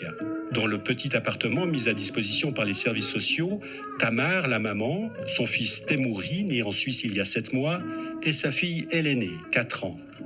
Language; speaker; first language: French; native; French